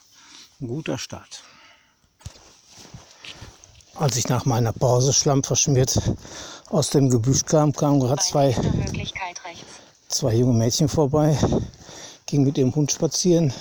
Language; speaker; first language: German; native; German